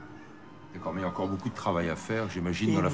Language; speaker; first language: French; native; French